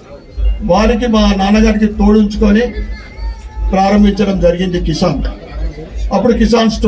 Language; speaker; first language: Telugu; native; Telugu